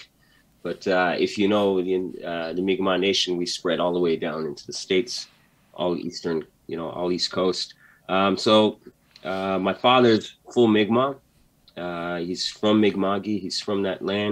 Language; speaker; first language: English; native; English